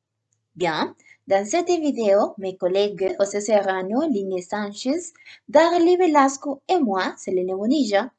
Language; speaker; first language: French; non-native, learner; Spanish